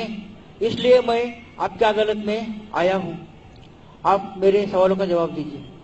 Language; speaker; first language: Hindi; non-native, local second language; Marathi